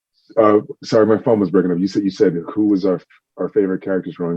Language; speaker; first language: English; native; English